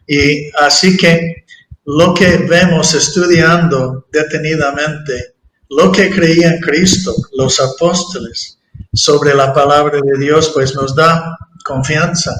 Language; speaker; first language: Spanish; non-native, fluent; English